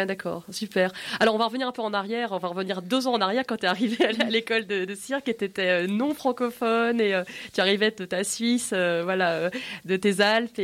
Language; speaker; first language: French; native; French